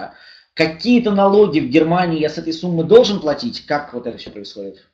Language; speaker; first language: Russian; native; Russian